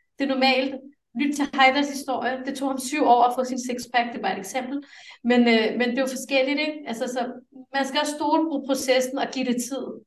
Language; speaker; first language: Danish; early bilingual, other home language; English